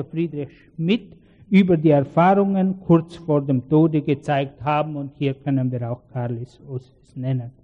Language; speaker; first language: German; native; German